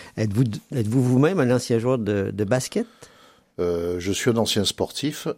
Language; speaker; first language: French; native; French